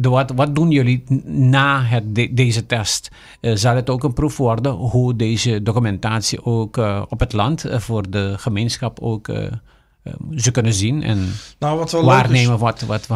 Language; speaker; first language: Dutch; non-native, local second language; Papiamento